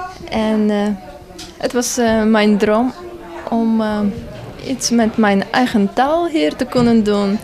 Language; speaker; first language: Dutch; non-native, fluent; Russian